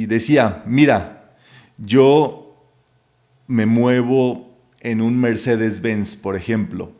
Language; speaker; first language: Spanish; native; Spanish